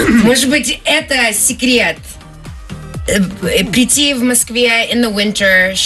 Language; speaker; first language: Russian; early bilingual, heritage; Russian